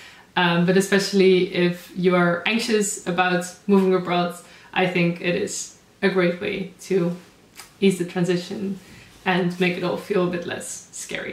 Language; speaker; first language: English; non-native, fluent; Dutch